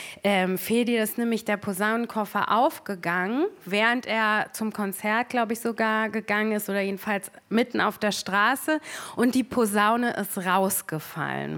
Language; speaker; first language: German; native; German